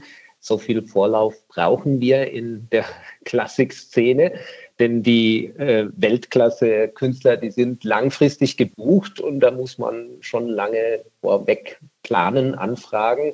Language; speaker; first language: German; native; German